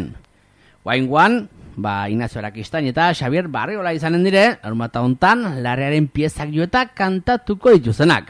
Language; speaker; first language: Basque; native; Basque